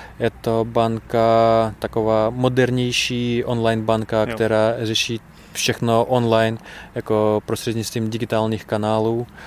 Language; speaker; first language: Czech; non-native, fluent; Russian